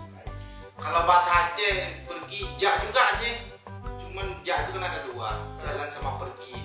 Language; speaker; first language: Indonesian; non-native, local second language; Achinese